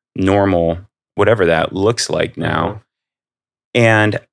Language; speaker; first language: English; native; English